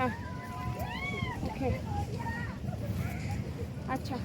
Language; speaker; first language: Hindi; non-native, local second language; Tibetan